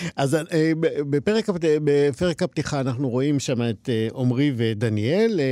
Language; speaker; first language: Hebrew; native; Hebrew